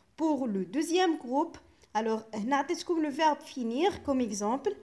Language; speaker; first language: French; non-native, local second language; Arabic